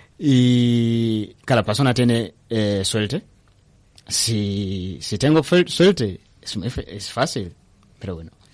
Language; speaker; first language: Spanish; non-native, learner; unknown